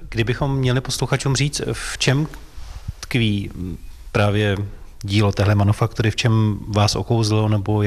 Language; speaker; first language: Czech; native; Czech